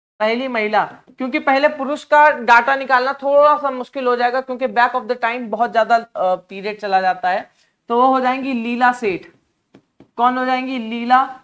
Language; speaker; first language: Hindi; native; Hindi